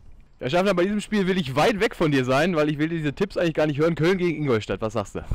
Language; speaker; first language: German; native; German